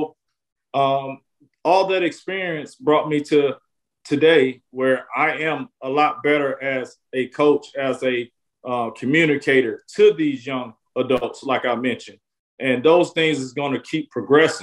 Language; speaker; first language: English; native; English